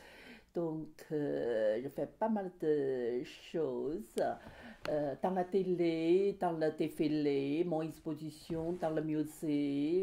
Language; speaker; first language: French; non-native, learner; Chinese